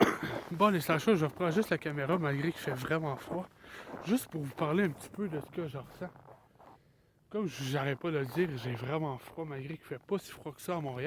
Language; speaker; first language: French; native; French